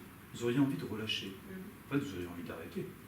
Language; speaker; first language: French; native; French